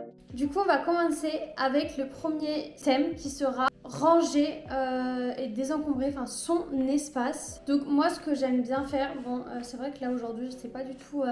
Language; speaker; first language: French; native; French